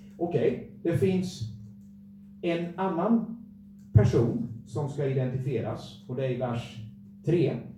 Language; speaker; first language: Swedish; native; Swedish